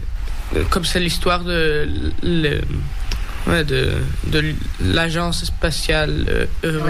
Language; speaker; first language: French; early bilingual, heritage; French